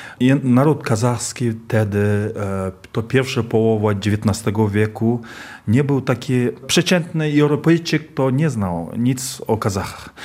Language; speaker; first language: Polish; non-native, fluent; Kazakh